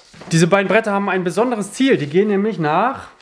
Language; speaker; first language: German; native; German